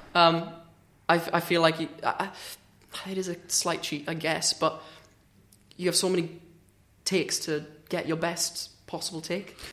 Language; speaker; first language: English; native; English